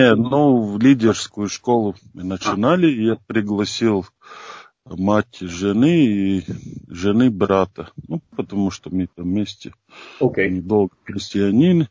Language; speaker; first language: Russian; non-native, fluent; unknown